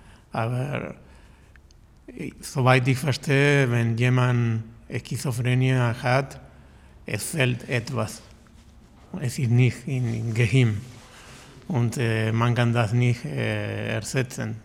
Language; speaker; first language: German; non-native, learner; Spanish